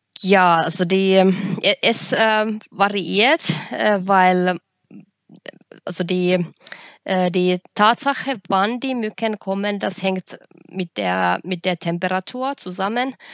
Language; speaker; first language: German; non-native, fluent; Finnish